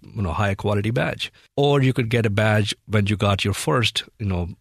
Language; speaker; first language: English; non-native, local second language; Hindi